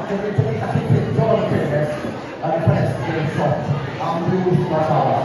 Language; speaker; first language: Welsh; native; Welsh